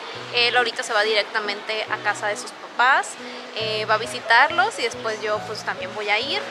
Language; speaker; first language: Spanish; native; Spanish